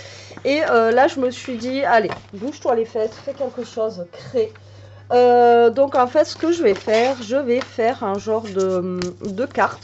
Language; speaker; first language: French; native; French